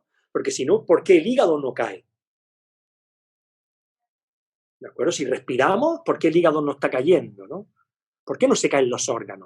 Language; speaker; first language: Spanish; native; Spanish